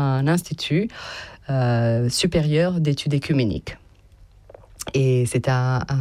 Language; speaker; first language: French; non-native, fluent; Serbian